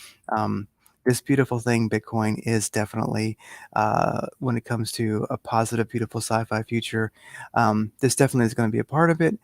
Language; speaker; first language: English; native; English